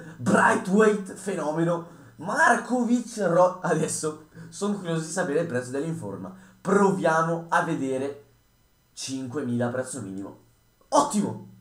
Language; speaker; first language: Italian; native; Italian